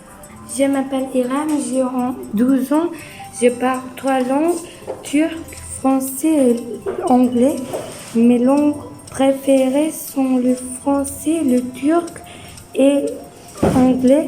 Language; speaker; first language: French; non-native, local second language; Turkish